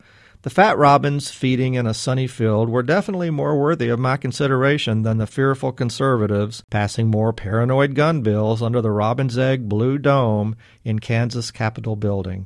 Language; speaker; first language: English; native; English